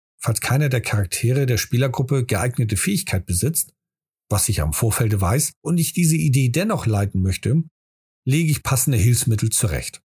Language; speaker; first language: German; native; German